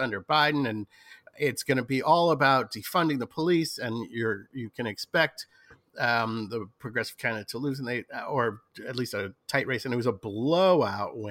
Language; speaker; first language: English; native; English